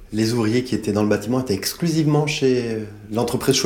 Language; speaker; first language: French; native; French